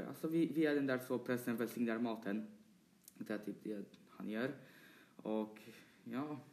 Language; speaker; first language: Swedish; early bilingual, other home language; Polish